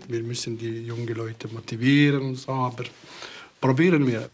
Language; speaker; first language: German; non-native, learner; Bosnian